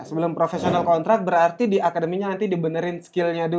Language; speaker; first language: Indonesian; native; Indonesian